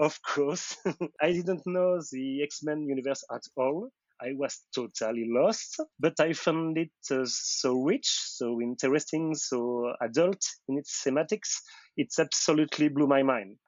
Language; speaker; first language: English; non-native, fluent; French